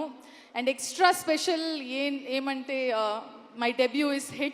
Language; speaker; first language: Telugu; non-native, learner; Kannada